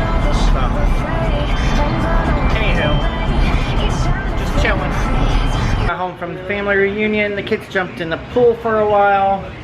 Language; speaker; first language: English; native; English